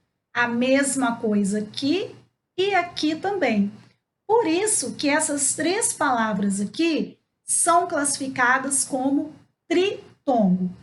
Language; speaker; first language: Portuguese; native; Portuguese